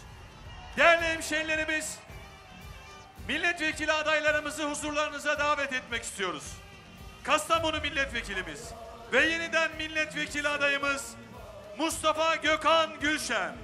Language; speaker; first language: Turkish; native; Turkish